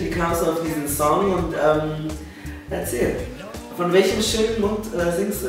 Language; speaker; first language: German; native; German